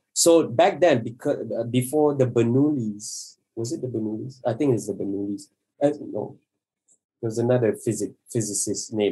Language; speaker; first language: English; non-native, local second language; Malay